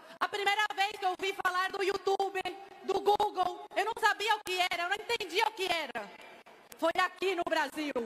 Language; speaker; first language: Portuguese; early bilingual, other home language; Spanish